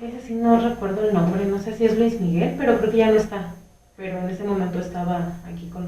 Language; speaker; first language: Spanish; native; Spanish